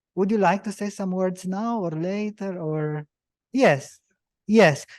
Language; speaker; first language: English; non-native, fluent; Romanian